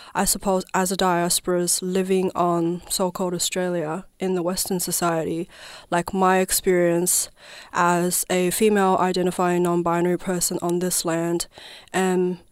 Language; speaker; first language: English; non-native, fluent; Chinese